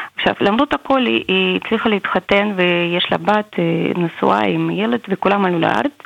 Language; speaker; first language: Hebrew; non-native, fluent; Russian